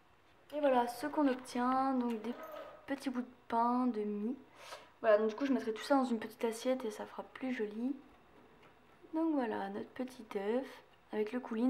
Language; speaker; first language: French; native; French